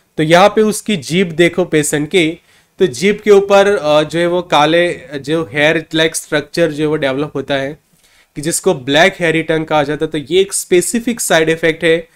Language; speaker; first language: Hindi; non-native, local second language; Gujarati